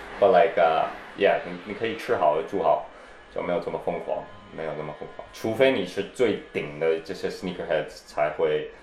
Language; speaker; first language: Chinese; early bilingual, heritage; Chinese